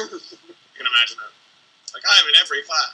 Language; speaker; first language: English; native; English